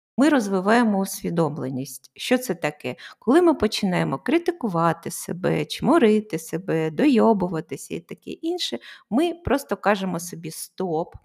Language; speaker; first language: Ukrainian; non-native, local second language; Russian